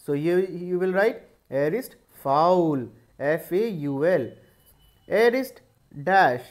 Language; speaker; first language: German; non-native, learner; Hindi